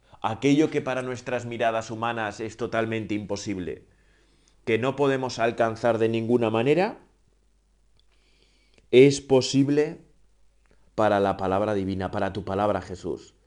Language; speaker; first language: Spanish; native; Spanish